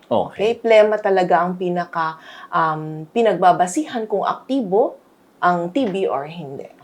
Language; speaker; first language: Filipino; native; Filipino